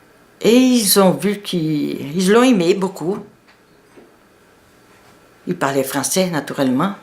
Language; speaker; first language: French; non-native, fluent; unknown